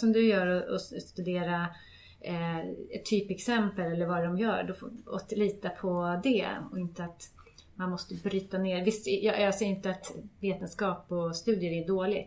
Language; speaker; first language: Swedish; native; Swedish